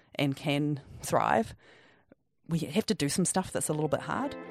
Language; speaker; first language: English; native; English